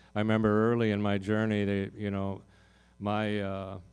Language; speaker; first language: English; native; English